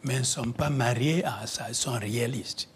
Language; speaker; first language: French; non-native, fluent; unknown